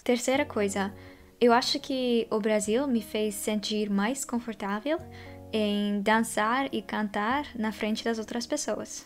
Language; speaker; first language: Portuguese; non-native, fluent; Dutch